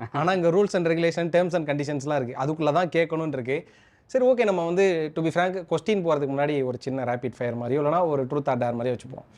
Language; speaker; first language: Tamil; native; Tamil